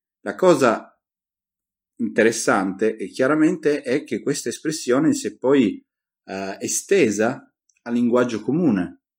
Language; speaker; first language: Italian; native; Italian